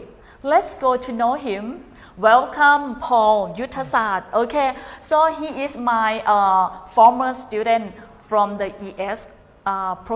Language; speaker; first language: English; non-native, fluent; Thai